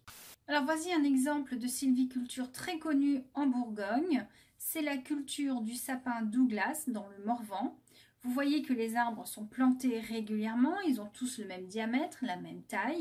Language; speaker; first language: French; native; French